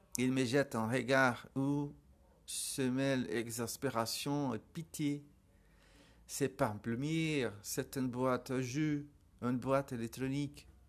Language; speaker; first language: French; non-native, learner; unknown